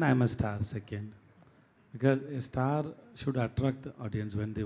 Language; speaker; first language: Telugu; non-native, learner; Tamil